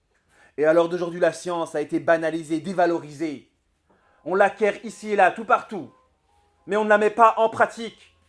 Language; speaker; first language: French; native; French